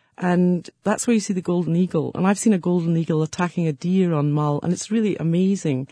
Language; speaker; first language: English; native; English